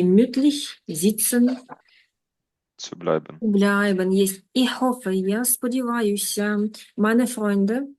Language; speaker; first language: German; non-native, fluent; Ukrainian